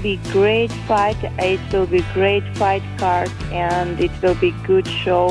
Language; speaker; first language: English; non-native, fluent; Russian